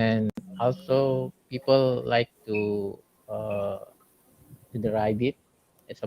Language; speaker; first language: English; non-native, learner; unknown